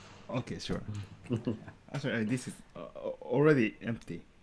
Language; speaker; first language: English; non-native, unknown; Japanese